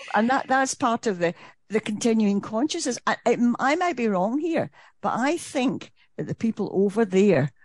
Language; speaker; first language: English; native; English